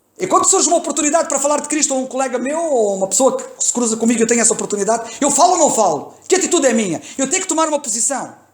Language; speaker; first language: Portuguese; native; Portuguese